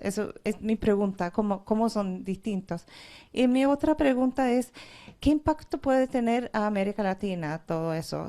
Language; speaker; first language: Spanish; non-native, fluent; Norwegian